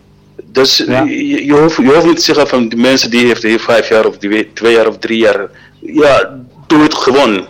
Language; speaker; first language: Dutch; non-native, learner; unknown